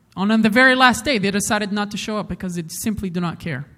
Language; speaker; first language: English; non-native, fluent; Arabic